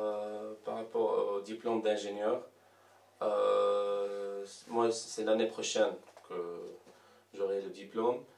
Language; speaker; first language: French; non-native, local second language; Arabic